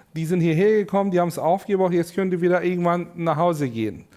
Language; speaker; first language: German; non-native, fluent; Turkish